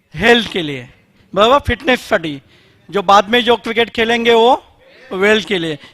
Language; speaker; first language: Hindi; non-native, local second language; Marathi